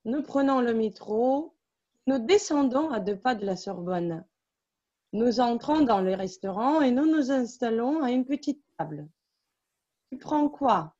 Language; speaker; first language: French; non-native, fluent; Russian